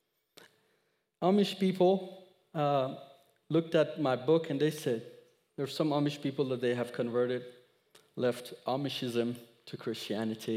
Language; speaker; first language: English; non-native, fluent; Persian